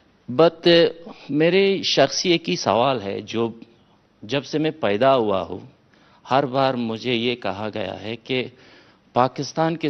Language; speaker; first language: Hindi; non-native, fluent; Persian